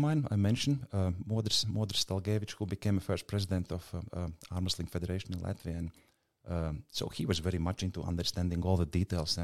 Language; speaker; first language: English; non-native, fluent; Latvian